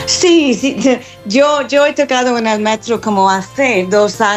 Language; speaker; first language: Spanish; non-native, learner; English